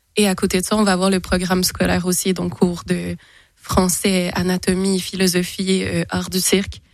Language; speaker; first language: French; native; French